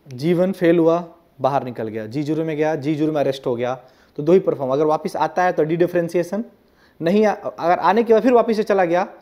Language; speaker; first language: Hindi; non-native, local second language; Gujarati